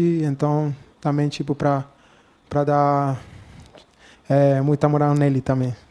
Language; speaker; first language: Portuguese; non-native, learner; Spanish